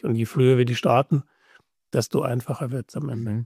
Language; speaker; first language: German; native; German